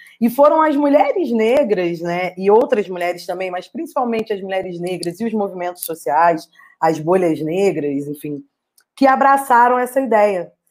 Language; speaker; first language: Portuguese; native; Portuguese